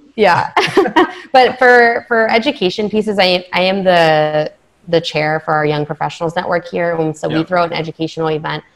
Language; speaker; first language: English; native; English